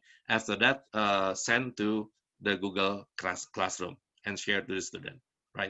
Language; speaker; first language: English; non-native, fluent; Indonesian